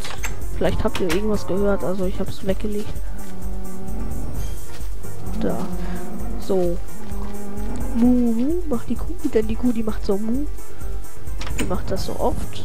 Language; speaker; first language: German; native; German